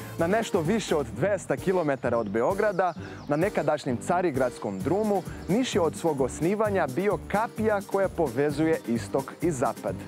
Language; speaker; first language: Serbian; non-native, fluent; Portuguese